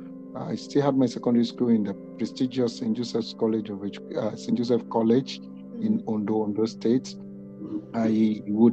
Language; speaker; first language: English; non-native, local second language; Yoruba